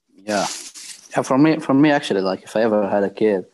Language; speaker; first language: English; non-native, fluent; Arabic